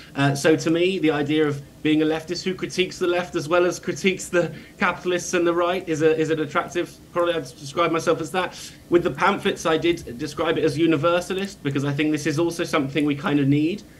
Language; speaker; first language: English; native; English